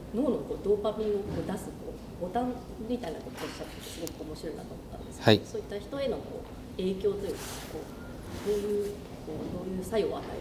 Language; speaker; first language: Japanese; native; Japanese